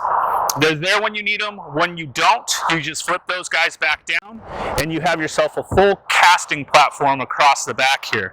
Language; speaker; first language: English; native; English